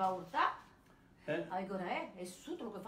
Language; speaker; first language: Spanish; native; Spanish